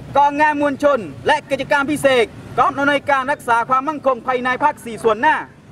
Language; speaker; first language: Thai; non-native, local second language; Pattani Malay